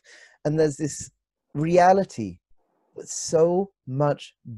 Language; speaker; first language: English; native; English